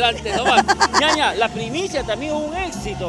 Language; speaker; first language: Spanish; native; Spanish